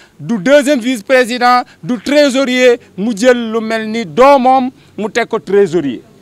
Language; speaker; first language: Wolof; non-native, local second language; Jola-Fonyi